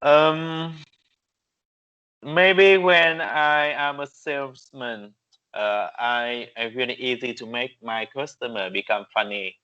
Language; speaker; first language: English; non-native, learner; Vietnamese